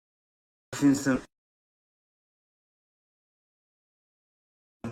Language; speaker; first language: Swedish; non-native, learner; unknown